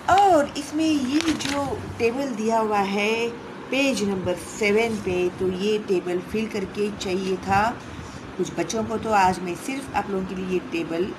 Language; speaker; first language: Hindi; non-native, local second language; Marathi